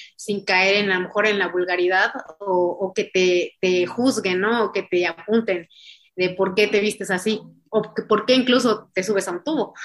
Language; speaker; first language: Spanish; native; Spanish